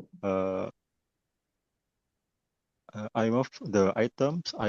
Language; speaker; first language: English; non-native, learner; Indonesian